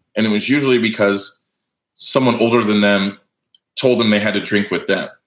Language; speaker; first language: English; native; English